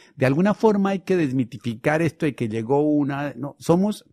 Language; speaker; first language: Spanish; native; Spanish